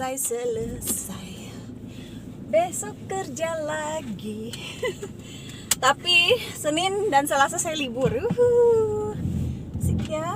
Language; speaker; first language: Indonesian; native; Indonesian